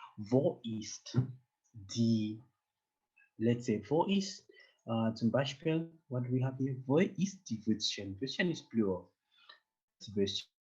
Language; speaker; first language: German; non-native, fluent; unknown